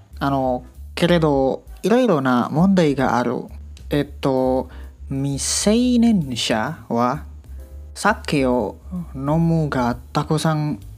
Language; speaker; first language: Japanese; non-native, learner; Indonesian